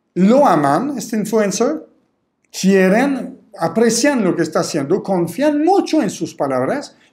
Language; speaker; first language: Spanish; non-native, fluent; French